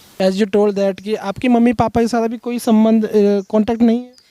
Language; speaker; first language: Hindi; native; Hindi